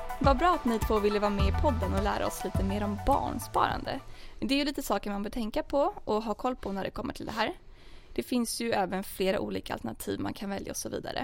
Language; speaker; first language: Swedish; native; Swedish